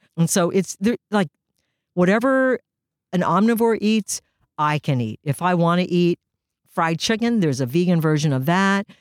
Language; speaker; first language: English; early bilingual, other home language; Japanese